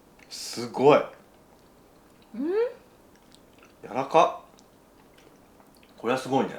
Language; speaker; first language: Japanese; native; Japanese